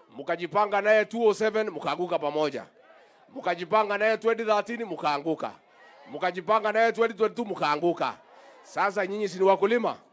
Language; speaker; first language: Swahili; non-native, local second language; Kikuyu